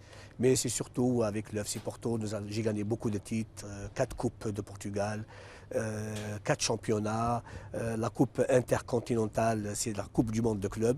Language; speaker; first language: French; non-native, local second language; Arabic